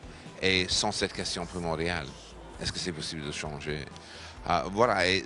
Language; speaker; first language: French; non-native, fluent; English